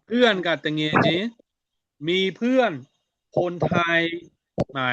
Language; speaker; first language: Thai; non-native, fluent; Burmese